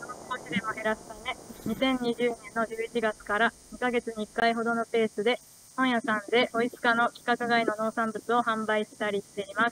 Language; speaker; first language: Japanese; native; Japanese